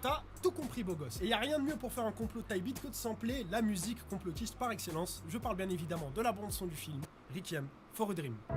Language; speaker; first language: French; native; French